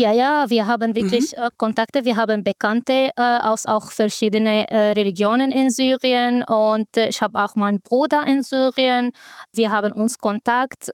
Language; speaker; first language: German; non-native, fluent; Arabic